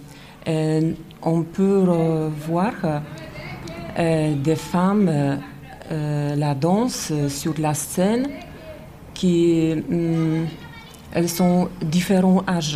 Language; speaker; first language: French; non-native, learner; Polish